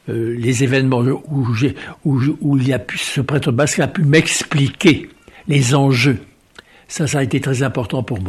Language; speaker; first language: French; native; French